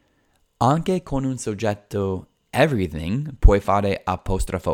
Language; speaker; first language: Italian; non-native, fluent; English